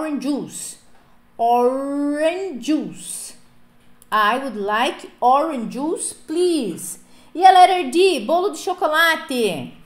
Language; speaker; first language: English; non-native, fluent; Portuguese